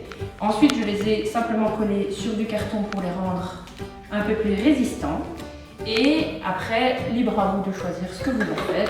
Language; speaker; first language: French; native; French